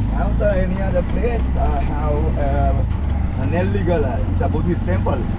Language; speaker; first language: English; non-native, local second language; Sinhala